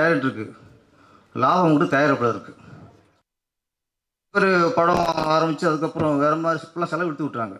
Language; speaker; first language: Tamil; native; Tamil